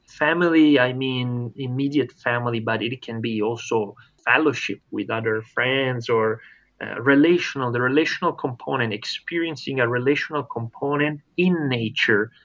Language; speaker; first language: English; non-native, fluent; Italian